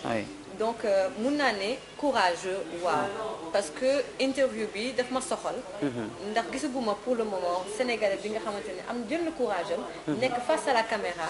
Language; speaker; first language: French; non-native, local second language; Wolof